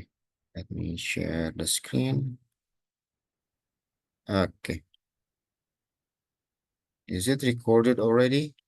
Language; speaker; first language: English; non-native, local second language; Indonesian